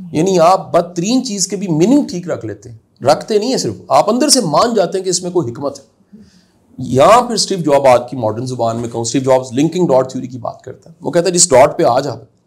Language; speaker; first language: Urdu; non-native, local second language; Punjabi